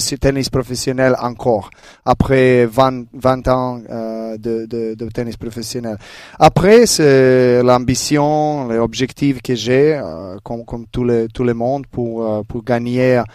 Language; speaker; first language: French; non-native, learner; Serbian